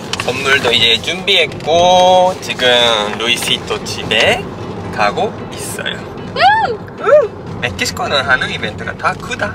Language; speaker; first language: Korean; non-native, fluent; Japanese